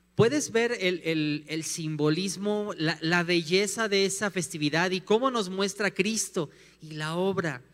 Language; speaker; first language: Spanish; native; Spanish